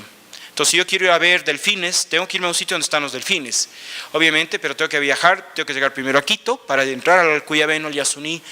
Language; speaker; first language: Spanish; native; Spanish